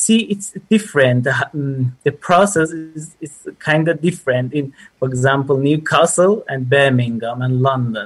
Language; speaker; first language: English; non-native, fluent; Persian